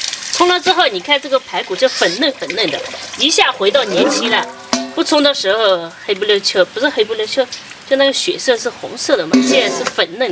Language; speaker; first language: Chinese; native; Chinese